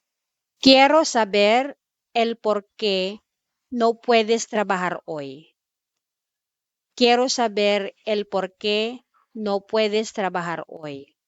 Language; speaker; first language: Spanish; non-native, fluent; Filipino